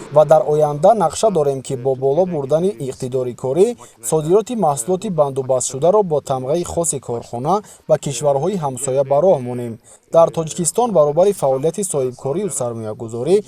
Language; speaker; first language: Tajik; non-native, fluent; Turkish